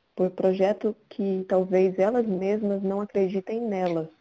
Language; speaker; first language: Portuguese; native; Portuguese